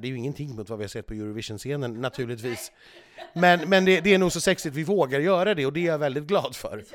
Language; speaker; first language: Swedish; native; Swedish